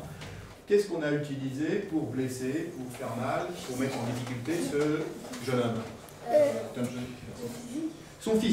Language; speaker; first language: French; native; French